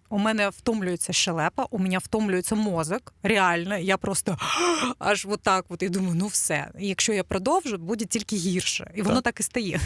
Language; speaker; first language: Ukrainian; non-native, local second language; Russian